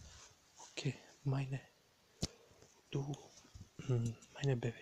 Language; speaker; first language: German; non-native, learner; Bosnian